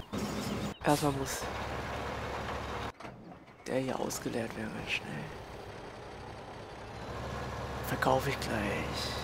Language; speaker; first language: German; native; German